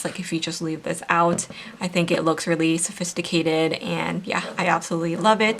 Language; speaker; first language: English; native; English